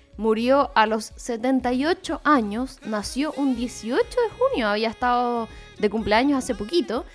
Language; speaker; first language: Spanish; native; Spanish